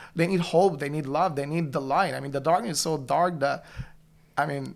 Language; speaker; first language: English; non-native, fluent; Bulgarian